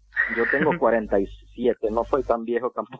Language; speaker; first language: Spanish; non-native, fluent; English